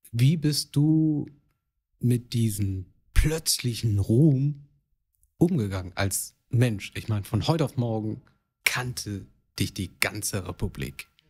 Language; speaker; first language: German; early bilingual, other home language; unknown